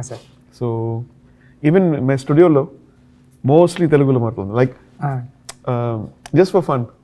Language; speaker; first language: Telugu; non-native, learner; Tamil